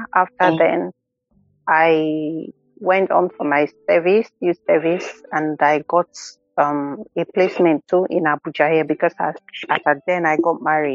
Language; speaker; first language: English; non-native, local second language; Igbo